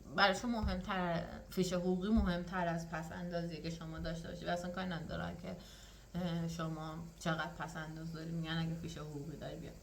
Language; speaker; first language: Persian; native; Persian